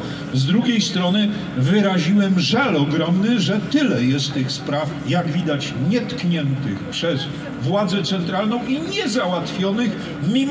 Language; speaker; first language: Polish; native; Polish